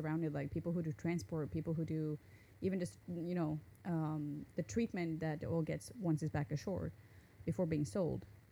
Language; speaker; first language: English; non-native, fluent; Norwegian